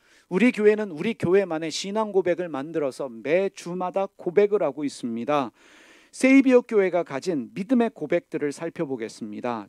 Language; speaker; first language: Korean; native; Korean